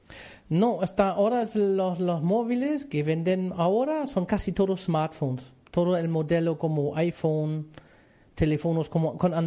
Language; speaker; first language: Spanish; non-native, fluent; German